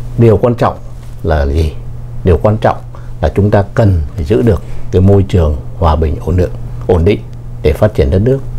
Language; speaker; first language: Vietnamese; native; Vietnamese